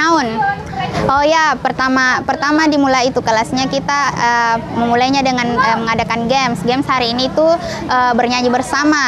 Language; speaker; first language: Indonesian; native; Indonesian